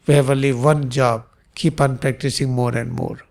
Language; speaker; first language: English; non-native, local second language; Hindi